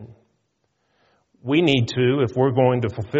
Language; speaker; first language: English; native; English